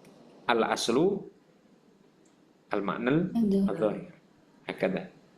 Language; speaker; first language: Arabic; non-native, fluent; Indonesian